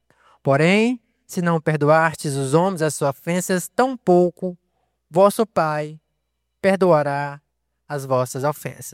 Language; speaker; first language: Portuguese; native; Portuguese